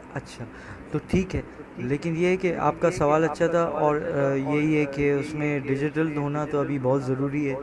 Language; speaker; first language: Hindi; non-native, fluent; Bangla